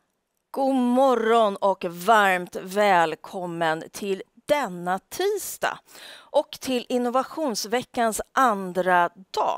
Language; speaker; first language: Swedish; native; Swedish